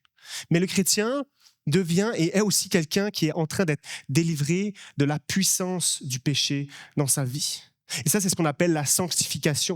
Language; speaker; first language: French; native; French